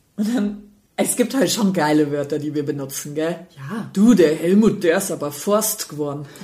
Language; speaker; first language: German; native; German